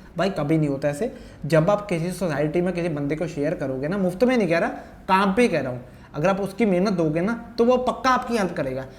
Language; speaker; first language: Hindi; native; Hindi